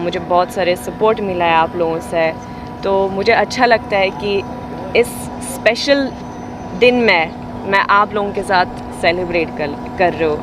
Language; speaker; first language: Hindi; non-native, fluent; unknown